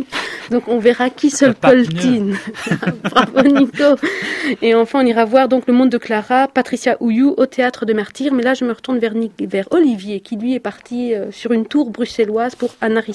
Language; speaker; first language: French; native; French